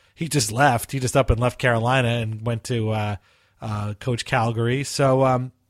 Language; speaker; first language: English; early bilingual, other home language; Italian